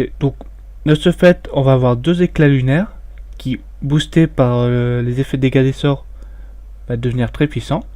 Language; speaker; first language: French; native; French